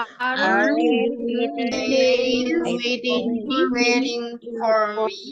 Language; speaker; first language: English; non-native, learner; Indonesian